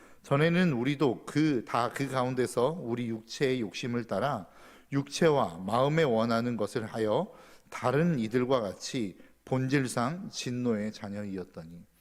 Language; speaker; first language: Korean; native; Korean